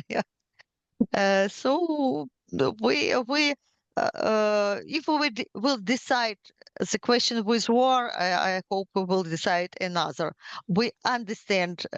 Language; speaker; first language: English; non-native, learner; Ukrainian